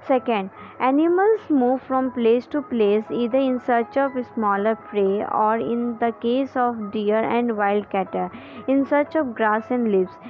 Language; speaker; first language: English; non-native, local second language; Hindi